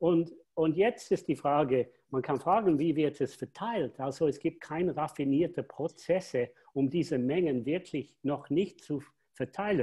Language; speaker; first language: German; non-native, fluent; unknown